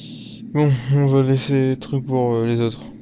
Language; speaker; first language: French; native; French